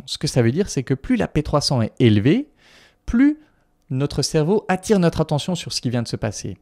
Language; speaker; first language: French; native; French